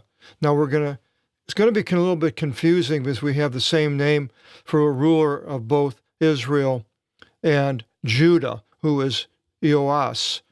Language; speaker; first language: English; native; English